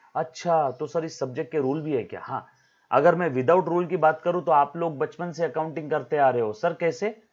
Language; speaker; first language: Hindi; non-native, local second language; Marathi